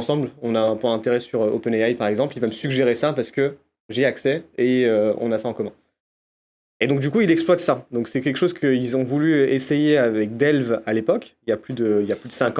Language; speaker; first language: French; native; French